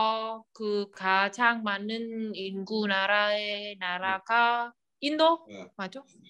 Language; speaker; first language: Korean; non-native, learner; Vietnamese